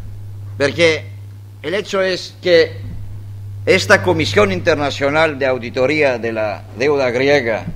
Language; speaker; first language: Spanish; non-native, fluent; Greek